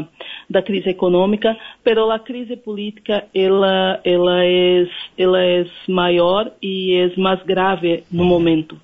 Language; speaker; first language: Spanish; non-native, learner; Portuguese